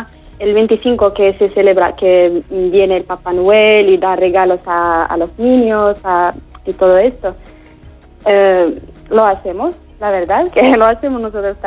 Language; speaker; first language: Spanish; non-native, fluent; Arabic